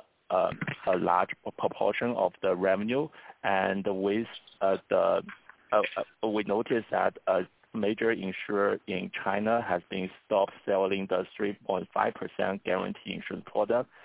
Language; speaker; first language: English; non-native, fluent; Chinese